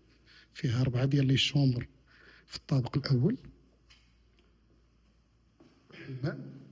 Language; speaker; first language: Arabic; native; Arabic